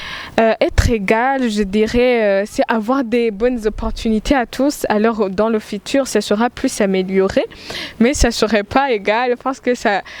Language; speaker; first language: French; non-native, local second language; Rundi